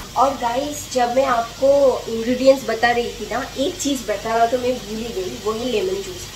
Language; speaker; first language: Hindi; non-native, local second language; Bangla